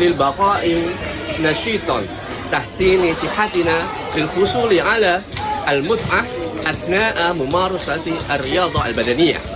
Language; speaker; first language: Arabic; non-native, fluent; Indonesian